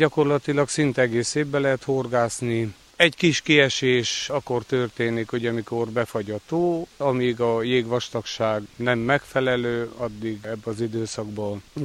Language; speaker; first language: Hungarian; native; Hungarian